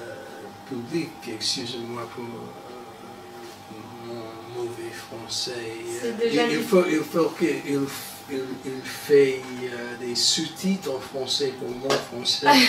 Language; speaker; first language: French; non-native, learner; English